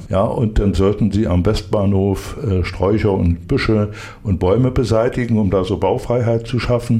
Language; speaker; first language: German; native; German